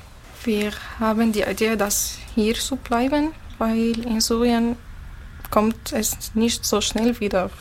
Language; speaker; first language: German; non-native, learner; Arabic